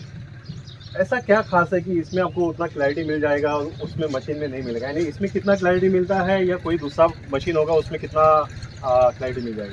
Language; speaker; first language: Hindi; non-native, local second language; Marathi